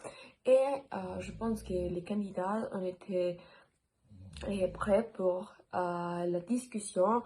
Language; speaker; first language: French; non-native, learner; Spanish